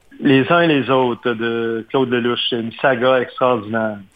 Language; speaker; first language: French; native; French